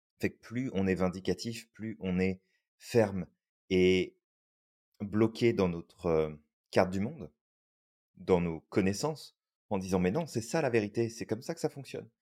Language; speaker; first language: French; native; French